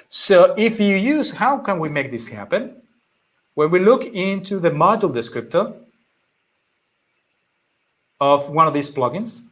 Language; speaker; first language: English; non-native, fluent; Spanish